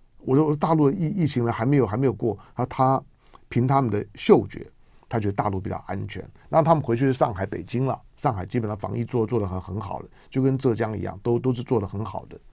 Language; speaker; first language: Chinese; native; Chinese